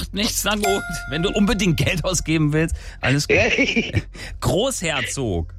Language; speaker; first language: German; native; German